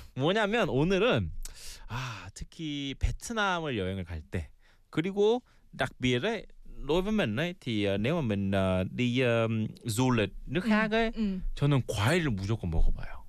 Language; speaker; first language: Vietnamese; non-native, fluent; Korean